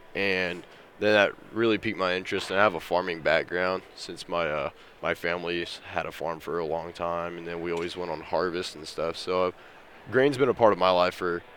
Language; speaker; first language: English; native; English